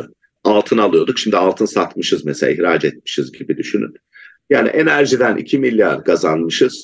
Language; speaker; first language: Turkish; native; Turkish